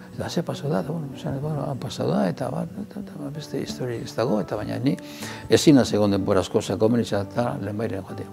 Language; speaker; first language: Basque; native; Basque